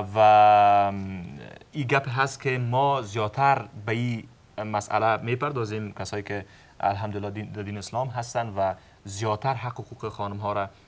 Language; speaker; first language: Persian; native; Persian